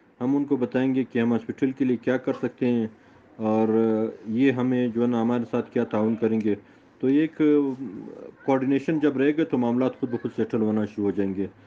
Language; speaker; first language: Urdu; non-native, local second language; Pashto